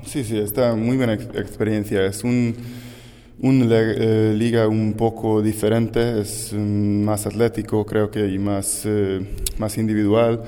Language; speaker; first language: Spanish; non-native, learner; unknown